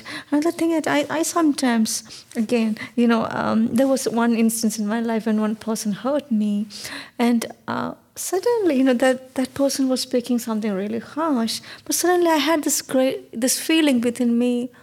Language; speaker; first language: English; non-native, local second language; Malayalam